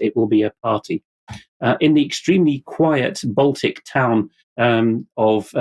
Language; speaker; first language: English; non-native, fluent; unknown